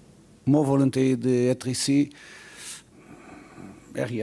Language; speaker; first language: French; non-native, learner; Portuguese